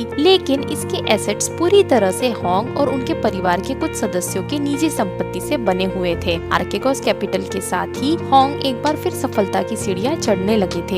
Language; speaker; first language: Hindi; native; Hindi